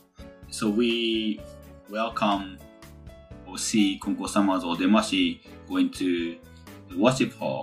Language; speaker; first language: English; non-native, fluent; Japanese